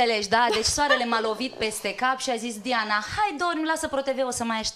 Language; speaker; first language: Romanian; native; Romanian